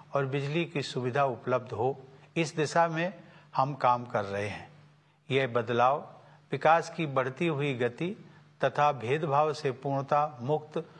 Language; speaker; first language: Hindi; native; Hindi